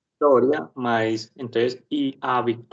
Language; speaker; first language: Portuguese; non-native, learner; Spanish